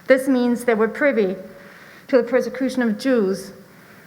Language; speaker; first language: English; non-native, fluent; German